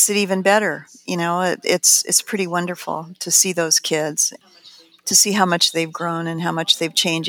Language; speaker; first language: English; native; English